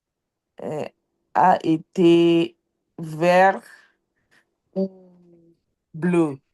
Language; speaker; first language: French; non-native, learner; English